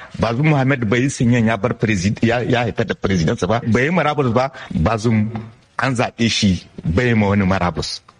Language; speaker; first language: Hausa; native; Hausa